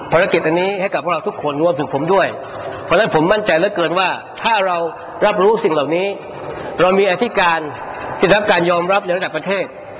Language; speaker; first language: Thai; non-native, local second language; Pattani Malay